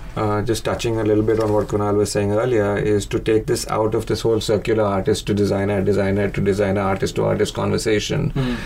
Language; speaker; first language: English; non-native, local second language; Hindi